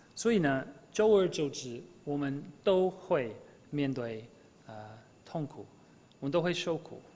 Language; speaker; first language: Chinese; non-native, fluent; English